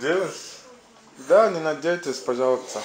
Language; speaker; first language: Russian; non-native, learner; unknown